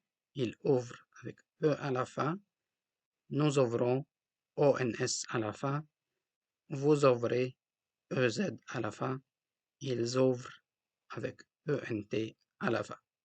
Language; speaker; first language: French; non-native, local second language; Arabic